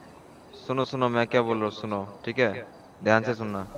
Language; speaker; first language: Hindi; native; Hindi